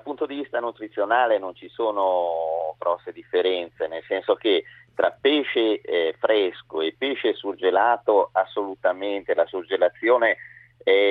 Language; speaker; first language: Italian; native; Italian